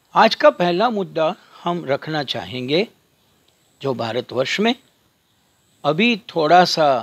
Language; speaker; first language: Hindi; non-native, local second language; Gujarati